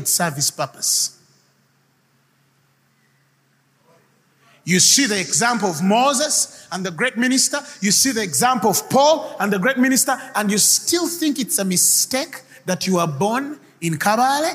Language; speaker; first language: English; non-native, local second language; Ganda